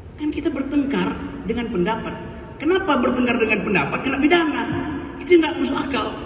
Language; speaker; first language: Indonesian; native; Indonesian